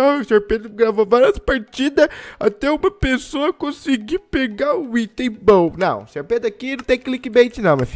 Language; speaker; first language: Portuguese; native; Portuguese